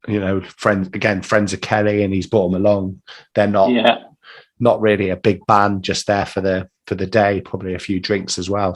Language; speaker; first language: English; native; English